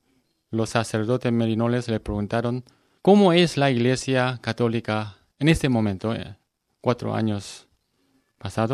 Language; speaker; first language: Spanish; non-native, learner; Korean